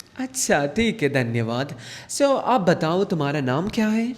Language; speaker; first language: Hindi; non-native, learner; Malayalam